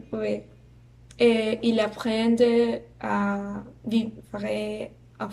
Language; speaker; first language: French; non-native, learner; Spanish